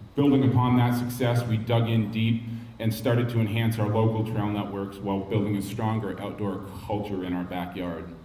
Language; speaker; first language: English; native; English